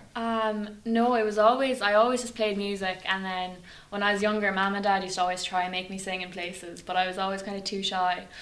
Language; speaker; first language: English; native; English